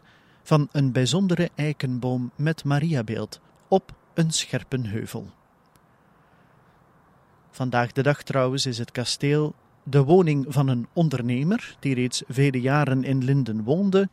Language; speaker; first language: Dutch; native; Dutch